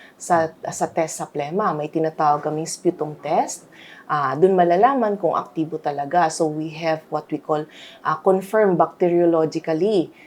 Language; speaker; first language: Filipino; native; Filipino